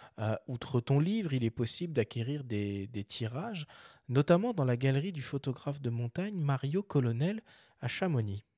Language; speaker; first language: French; native; French